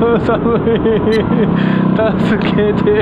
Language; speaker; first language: Japanese; native; Japanese